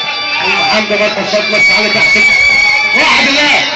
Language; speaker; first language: Arabic; native; Arabic